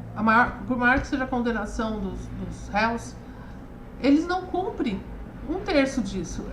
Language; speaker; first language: Portuguese; native; Portuguese